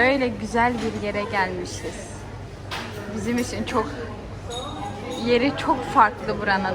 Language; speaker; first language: Turkish; early bilingual, heritage; Turkish